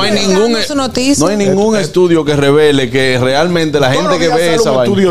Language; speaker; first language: Spanish; native; Spanish